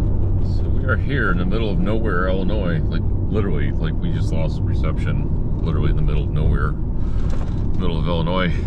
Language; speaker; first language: English; native; English